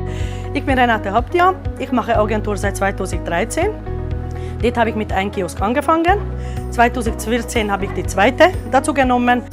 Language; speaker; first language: German; non-native, fluent; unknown